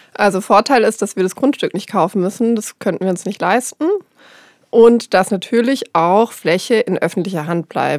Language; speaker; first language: German; native; German